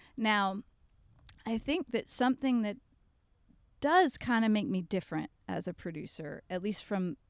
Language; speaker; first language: English; native; English